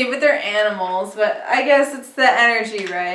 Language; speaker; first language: English; native; English